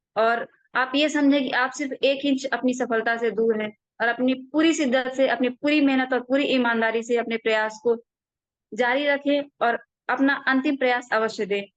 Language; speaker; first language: Hindi; native; Hindi